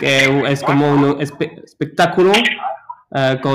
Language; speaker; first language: Spanish; non-native, learner; French